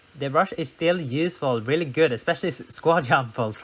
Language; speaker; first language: English; non-native, fluent; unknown